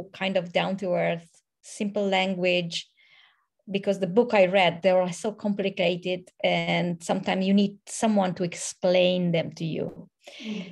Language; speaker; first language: English; non-native, fluent; Romanian